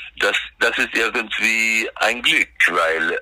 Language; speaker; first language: German; non-native, fluent; Swedish